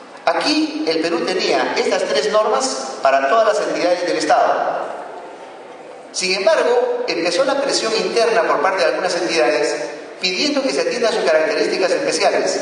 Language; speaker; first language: Spanish; native; Spanish